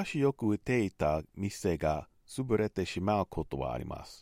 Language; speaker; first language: Japanese; non-native, learner; English